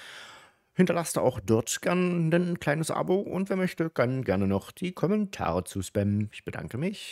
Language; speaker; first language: German; native; German